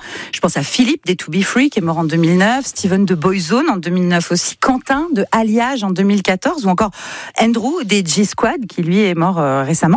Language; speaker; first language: French; native; French